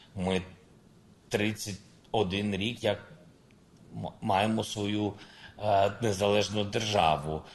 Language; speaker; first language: Ukrainian; non-native, local second language; Russian